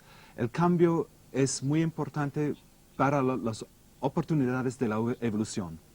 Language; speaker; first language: Spanish; non-native, fluent; English